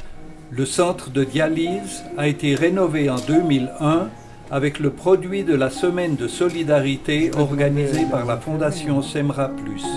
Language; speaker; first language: French; native; French